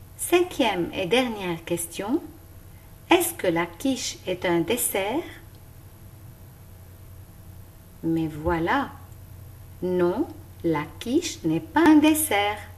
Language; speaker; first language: French; non-native, local second language; Arabic